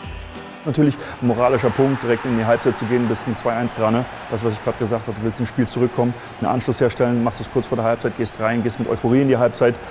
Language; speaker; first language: German; native; German